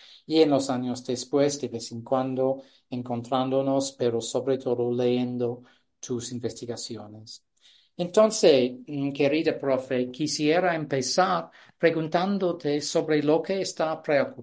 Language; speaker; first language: Spanish; non-native, fluent; English